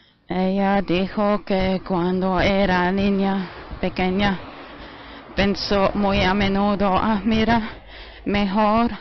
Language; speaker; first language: Spanish; non-native, fluent; German